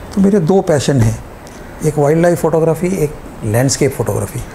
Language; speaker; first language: Hindi; non-native, local second language; Gujarati